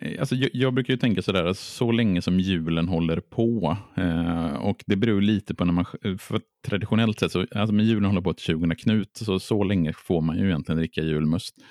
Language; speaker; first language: Swedish; native; Swedish